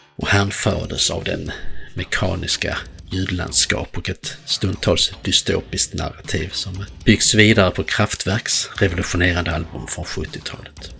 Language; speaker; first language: Swedish; native; Swedish